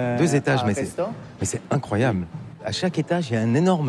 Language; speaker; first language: French; native; French